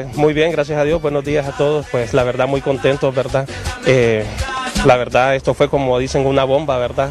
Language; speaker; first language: Spanish; native; Spanish